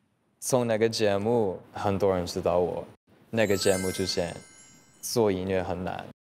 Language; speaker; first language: Chinese; non-native, learner; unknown